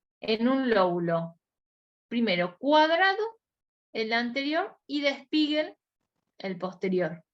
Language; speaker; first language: Spanish; native; Spanish